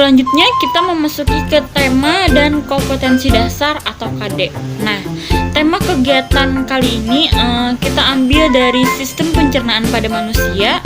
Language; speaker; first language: Indonesian; native; Indonesian